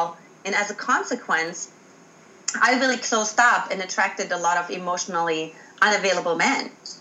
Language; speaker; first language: English; non-native, fluent; German